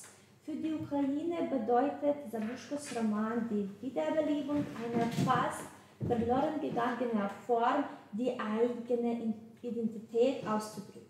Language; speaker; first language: German; non-native, fluent; Ukrainian